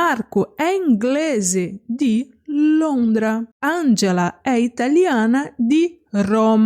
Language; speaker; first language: Italian; non-native, fluent; Portuguese